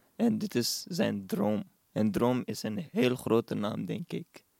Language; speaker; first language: Dutch; non-native, fluent; Urdu